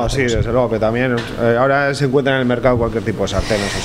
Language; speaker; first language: Spanish; native; Spanish